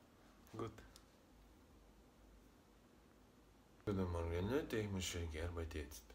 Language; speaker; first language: German; non-native, learner; Russian